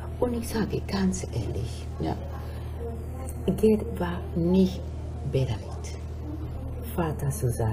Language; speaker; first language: German; non-native, fluent; Spanish